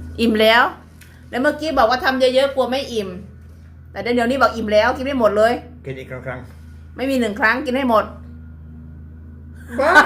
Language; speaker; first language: Thai; non-native, local second language; Lao